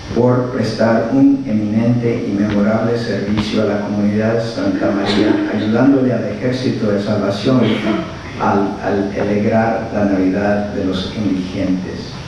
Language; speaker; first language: Spanish; early bilingual, heritage; Spanish